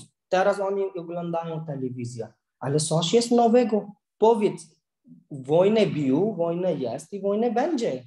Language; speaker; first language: Polish; non-native, learner; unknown